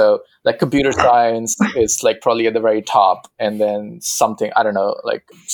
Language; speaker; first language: English; non-native, local second language; Hindi